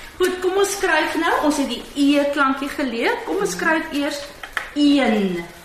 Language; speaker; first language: Afrikaans; native; Afrikaans